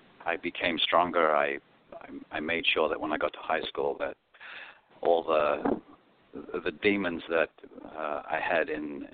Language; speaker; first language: English; non-native, local second language; Greek